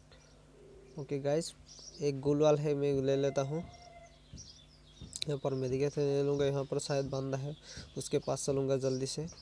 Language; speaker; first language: Hindi; non-native, local second language; Assamese